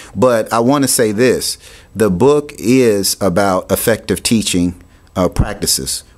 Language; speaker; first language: English; native; English